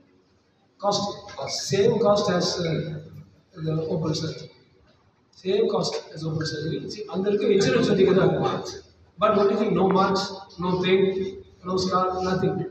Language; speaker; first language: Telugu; non-native, learner; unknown